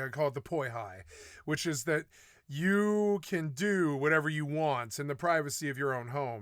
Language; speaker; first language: English; native; English